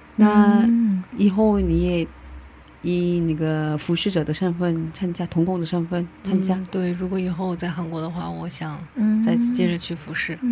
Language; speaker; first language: Chinese; non-native, fluent; Korean